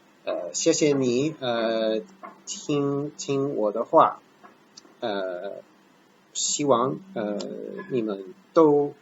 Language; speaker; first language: Chinese; non-native, fluent; English